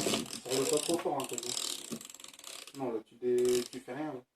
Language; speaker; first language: French; native; French